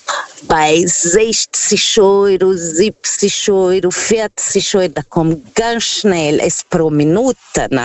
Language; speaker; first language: German; non-native, fluent; Portuguese